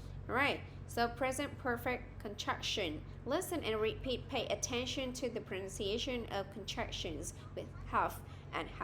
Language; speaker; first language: English; non-native, fluent; Vietnamese